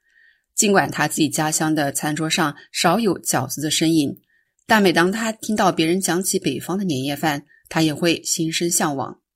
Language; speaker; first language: Chinese; native; Chinese